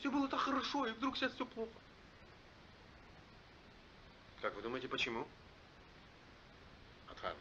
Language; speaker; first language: Russian; native; Russian